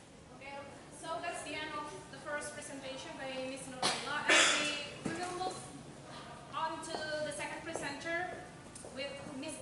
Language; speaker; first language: English; non-native, fluent; Indonesian